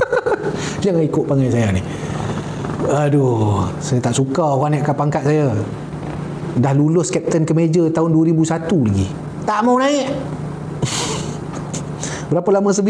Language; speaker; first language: Malay; native; Malay